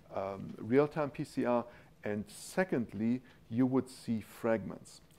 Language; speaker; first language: English; non-native, fluent; German